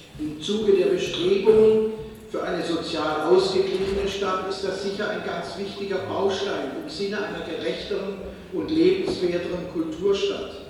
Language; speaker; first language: German; native; German